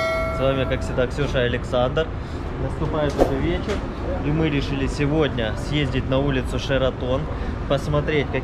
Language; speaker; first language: Russian; native; Russian